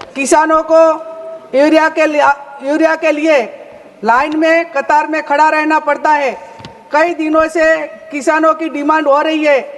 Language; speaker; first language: Hindi; non-native, local second language; Gujarati